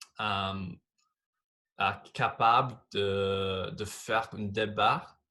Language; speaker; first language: French; non-native, fluent; English